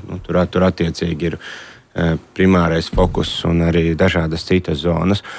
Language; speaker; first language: Latvian; native; Latvian